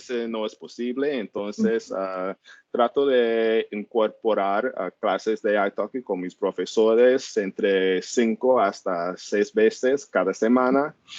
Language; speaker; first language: Spanish; non-native, learner; English